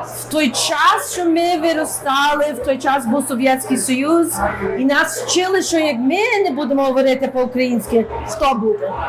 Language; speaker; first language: Ukrainian; early bilingual, heritage; Ukrainian